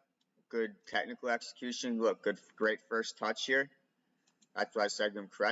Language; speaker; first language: English; native; English